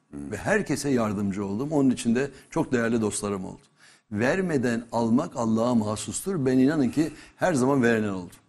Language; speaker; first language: Turkish; native; Turkish